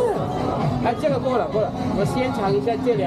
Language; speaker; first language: Chinese; non-native, learner; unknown